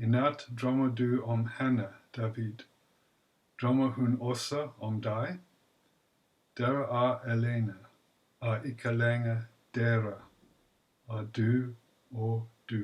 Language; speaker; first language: Norwegian; non-native, learner; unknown